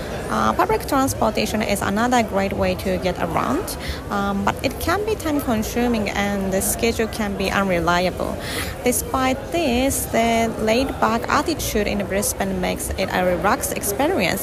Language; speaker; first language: English; non-native, fluent; Japanese